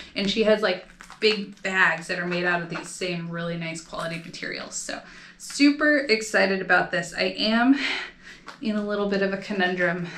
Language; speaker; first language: English; native; English